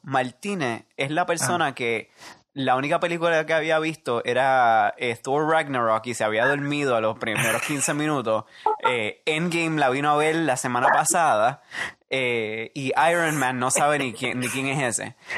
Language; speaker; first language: Spanish; early bilingual, heritage; Spanish